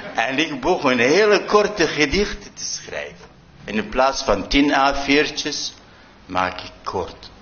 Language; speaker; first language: Dutch; non-native, fluent; Arabic